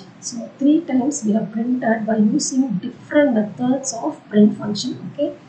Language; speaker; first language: English; non-native, local second language; Tamil